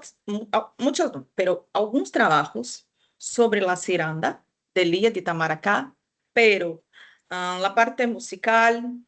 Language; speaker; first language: Spanish; non-native, fluent; Portuguese